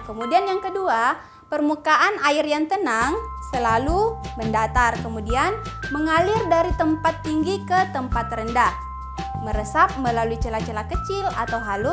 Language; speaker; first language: Malay; native; Malay